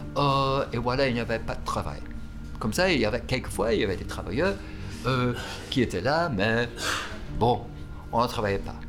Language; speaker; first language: French; non-native, fluent; German